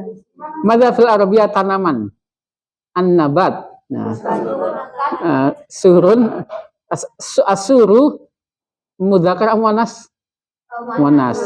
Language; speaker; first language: Arabic; non-native, fluent; Indonesian